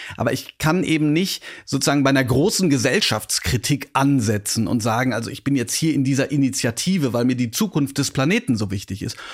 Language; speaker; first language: German; native; German